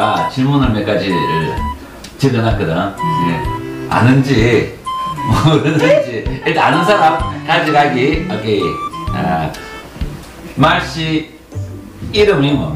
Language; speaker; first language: Korean; native; Korean